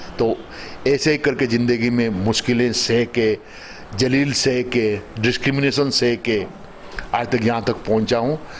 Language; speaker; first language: Hindi; non-native, local second language; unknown